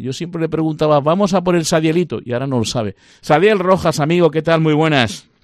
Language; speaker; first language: Spanish; native; Spanish